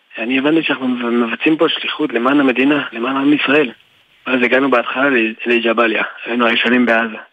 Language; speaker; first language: Hebrew; early bilingual, other home language; French